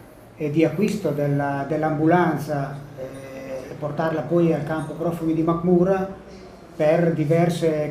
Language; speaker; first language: Italian; native; Italian